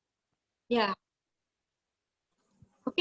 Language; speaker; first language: English; non-native, learner; Indonesian